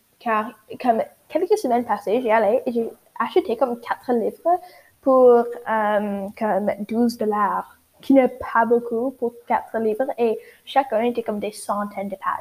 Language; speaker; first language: French; non-native, learner; English